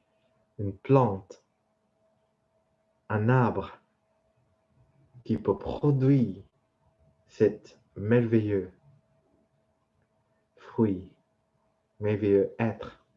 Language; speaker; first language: French; non-native, fluent; Vietnamese